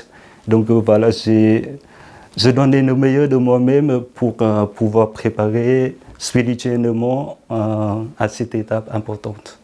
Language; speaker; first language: French; non-native, fluent; Vietnamese